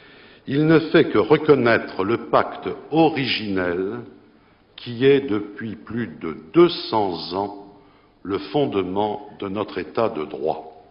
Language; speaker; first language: French; native; French